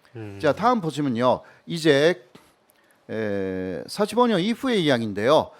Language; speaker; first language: Korean; non-native, fluent; Japanese